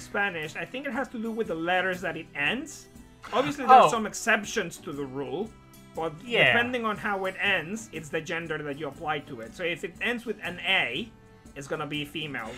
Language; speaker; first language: English; non-native, fluent; Spanish